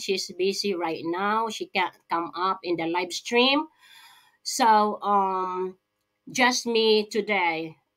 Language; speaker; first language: English; non-native, local second language; Filipino